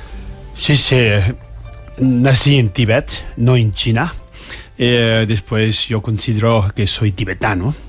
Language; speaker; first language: Spanish; non-native, learner; Tibetan